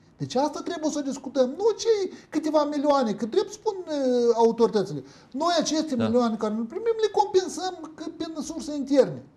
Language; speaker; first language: Romanian; native; Romanian